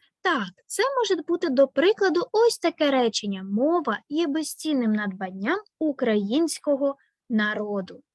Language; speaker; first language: Ukrainian; native; Ukrainian